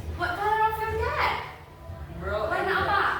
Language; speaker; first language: English; non-native, learner; Indonesian